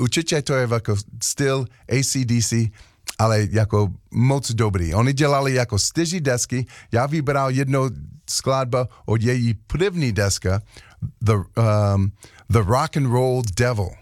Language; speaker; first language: Czech; non-native, learner; English